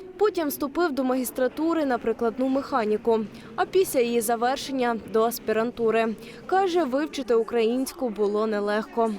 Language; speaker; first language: Ukrainian; native; Ukrainian